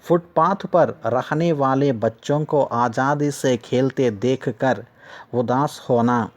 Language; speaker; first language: Hindi; non-native, local second language; Telugu